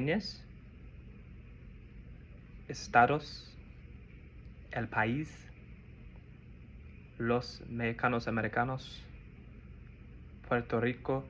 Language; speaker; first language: Spanish; non-native, learner; English